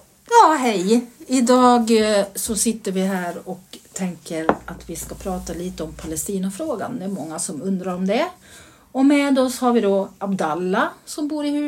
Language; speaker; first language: Swedish; native; Swedish